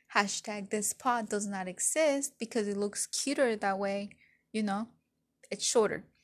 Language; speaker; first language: English; early bilingual, other home language; Spanish